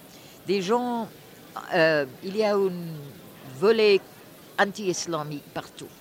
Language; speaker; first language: French; non-native, fluent; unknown